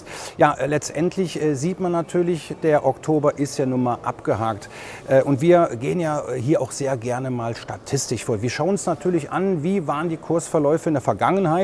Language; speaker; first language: German; native; German